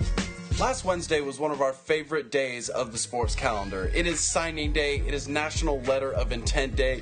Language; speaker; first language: English; native; English